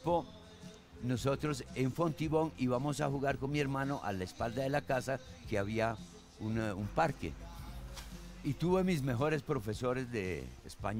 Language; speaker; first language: Spanish; early bilingual, other home language; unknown